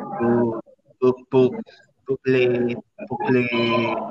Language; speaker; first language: French; non-native, learner; Spanish